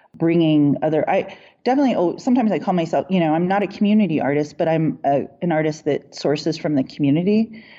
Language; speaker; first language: English; native; English